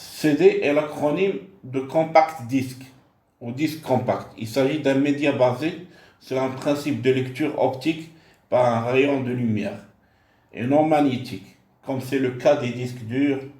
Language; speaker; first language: French; non-native, local second language; Arabic